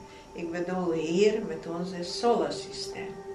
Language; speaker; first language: Dutch; non-native, fluent; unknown